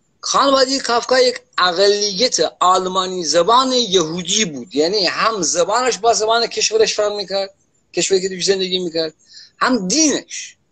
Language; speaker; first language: Persian; non-native, local second language; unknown